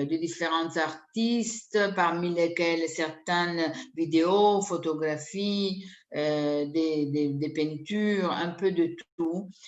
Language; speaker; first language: French; non-native, fluent; Italian